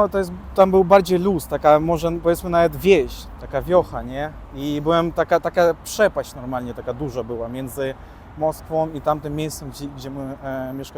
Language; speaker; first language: Polish; early bilingual, other home language; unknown